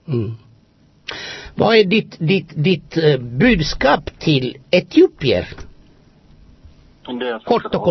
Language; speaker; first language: Swedish; non-native, fluent; Amharic